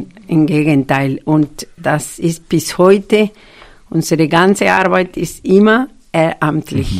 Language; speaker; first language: German; non-native, fluent; Spanish